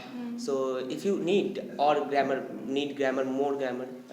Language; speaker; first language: English; non-native, learner; Bangla